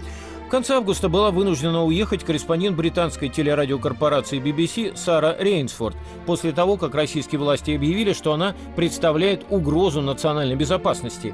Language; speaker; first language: Russian; native; Russian